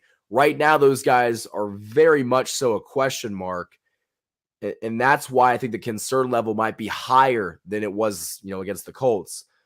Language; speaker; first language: English; native; English